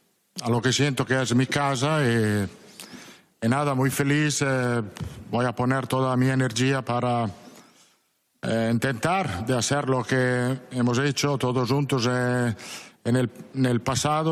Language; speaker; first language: Spanish; non-native, fluent; Italian